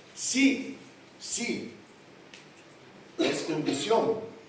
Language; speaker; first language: Spanish; non-native, fluent; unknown